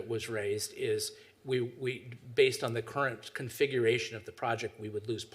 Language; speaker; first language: English; native; English